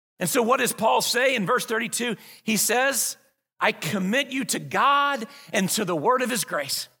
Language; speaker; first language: English; native; English